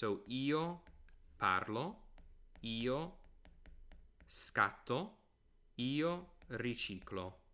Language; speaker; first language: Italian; non-native, fluent; English